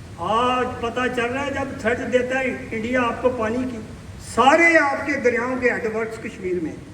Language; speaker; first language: Urdu; non-native, local second language; Punjabi